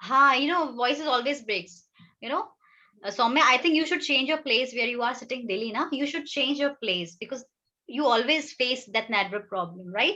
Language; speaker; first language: English; non-native, fluent; Hindi